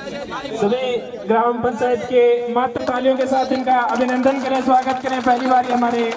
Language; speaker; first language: Hindi; native; Hindi